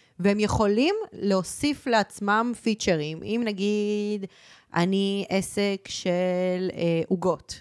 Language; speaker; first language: Hebrew; early bilingual, other home language; Spanish